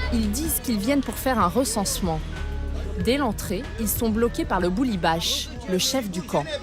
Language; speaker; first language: French; native; French